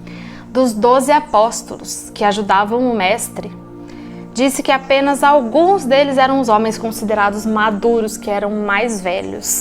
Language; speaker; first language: Portuguese; native; Portuguese